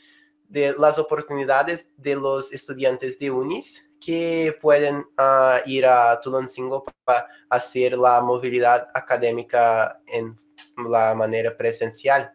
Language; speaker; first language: Spanish; non-native, fluent; Portuguese